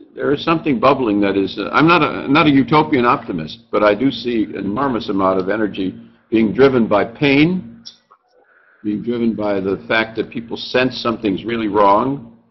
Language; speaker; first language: English; native; English